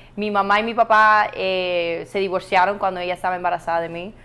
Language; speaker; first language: Spanish; early bilingual, heritage; Spanish